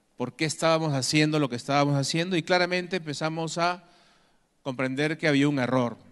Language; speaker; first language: Spanish; native; Spanish